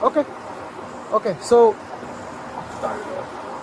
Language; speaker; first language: Spanish; early bilingual, heritage; Spanish